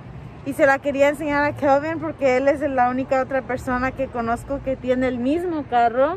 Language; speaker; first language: Spanish; early bilingual, heritage; Spanish